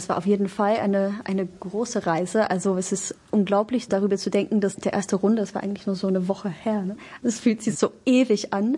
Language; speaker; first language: German; non-native, fluent; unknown